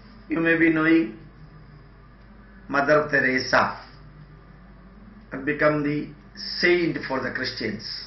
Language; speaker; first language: English; non-native, local second language; Malayalam